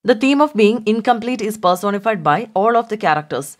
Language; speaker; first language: English; non-native, local second language; Malayalam